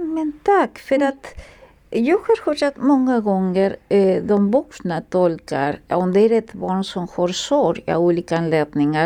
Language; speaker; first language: Swedish; non-native, fluent; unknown